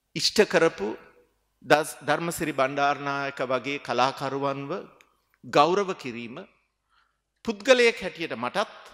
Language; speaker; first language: Sinhala; non-native, local second language; Tamil